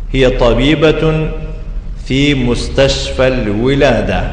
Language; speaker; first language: Arabic; non-native, fluent; Persian